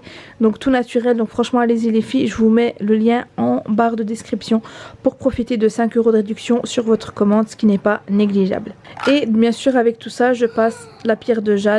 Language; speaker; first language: French; native; French